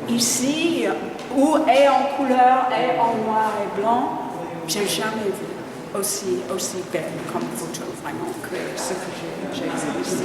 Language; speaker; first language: French; non-native, fluent; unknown